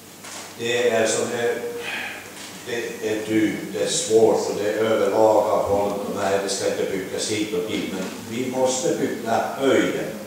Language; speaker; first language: Swedish; non-native, learner; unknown